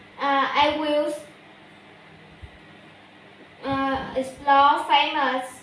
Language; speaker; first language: English; non-native, learner; Vietnamese